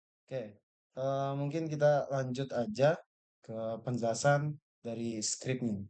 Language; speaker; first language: Indonesian; native; Indonesian